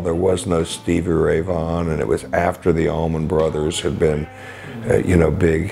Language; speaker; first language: English; native; English